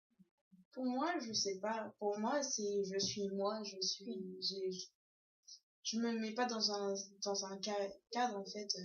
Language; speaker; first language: French; early bilingual, other home language; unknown